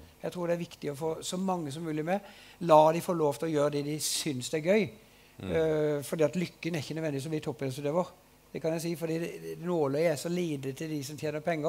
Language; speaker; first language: Norwegian; native; Norwegian